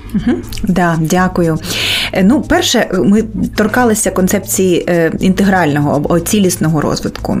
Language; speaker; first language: Ukrainian; native; Ukrainian